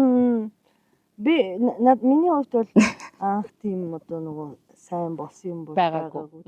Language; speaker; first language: Mongolian; native; Mongolian